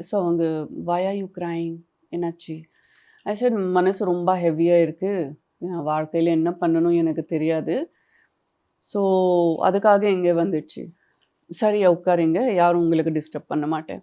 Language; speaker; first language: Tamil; non-native, fluent; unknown